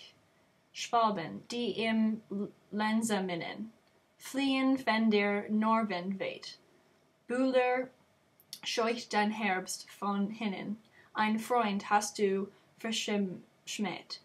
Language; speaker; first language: German; non-native, learner; English